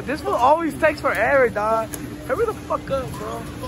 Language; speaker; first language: English; early bilingual, other home language; Spanish